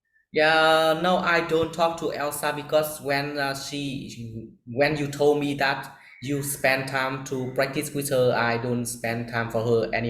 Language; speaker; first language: English; non-native, learner; Vietnamese